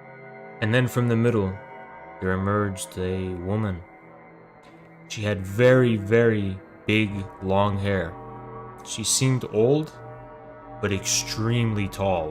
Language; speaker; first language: English; native; English